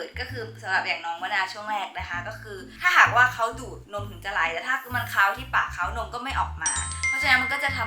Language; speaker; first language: Thai; native; Thai